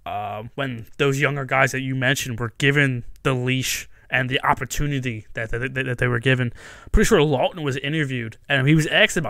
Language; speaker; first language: English; native; English